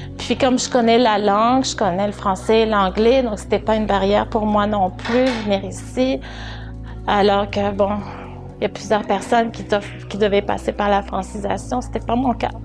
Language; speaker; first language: French; early bilingual, other home language; Arabic